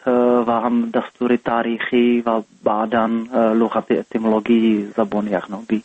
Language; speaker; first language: Persian; non-native, learner; Czech